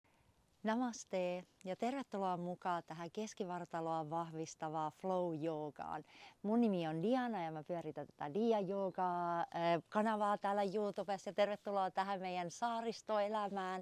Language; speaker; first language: Finnish; native; Finnish